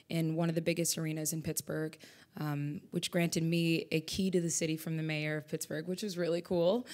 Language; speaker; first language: English; native; English